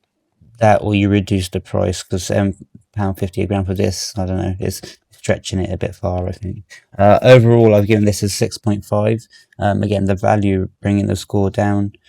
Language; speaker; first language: English; native; English